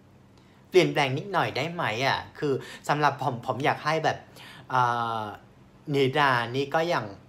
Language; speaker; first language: Thai; non-native, fluent; Vietnamese